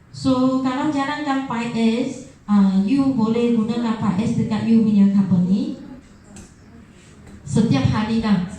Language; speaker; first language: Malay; non-native, local second language; Chinese